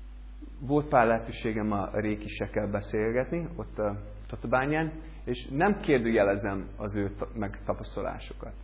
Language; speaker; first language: Hungarian; non-native, learner; English